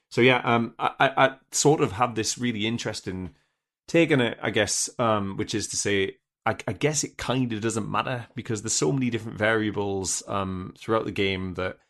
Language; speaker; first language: English; native; English